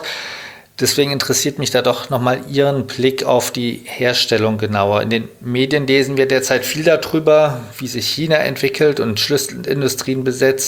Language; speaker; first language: German; native; German